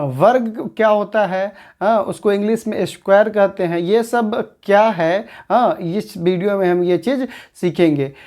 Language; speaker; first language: Hindi; native; Hindi